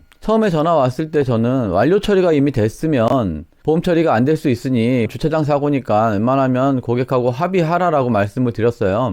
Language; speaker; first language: Korean; native; Korean